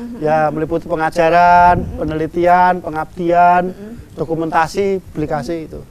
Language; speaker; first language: Indonesian; non-native, local second language; Javanese